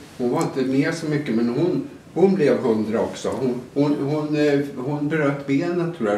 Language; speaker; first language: Swedish; native; Swedish